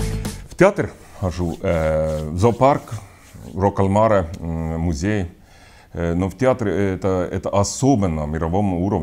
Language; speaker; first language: Russian; non-native, local second language; Estonian